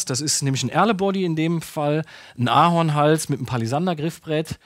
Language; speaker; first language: German; native; German